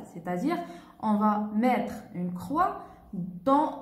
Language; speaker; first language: French; non-native, local second language; Arabic